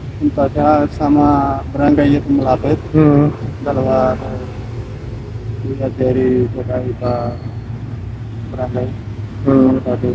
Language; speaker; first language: Filipino; non-native, learner; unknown